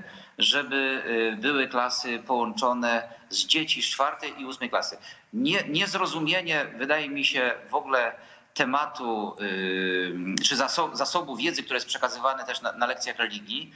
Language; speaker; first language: Polish; native; Polish